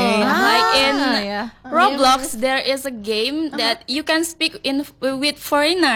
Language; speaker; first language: English; non-native, learner; Indonesian